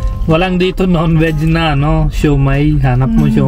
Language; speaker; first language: Filipino; non-native, learner; Hindi